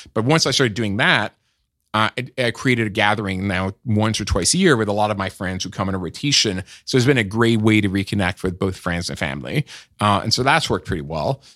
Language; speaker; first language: English; non-native, fluent; French